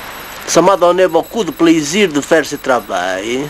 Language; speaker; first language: French; non-native, fluent; Portuguese